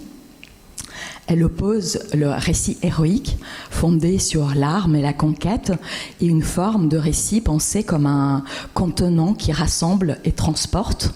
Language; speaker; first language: French; non-native, fluent; Russian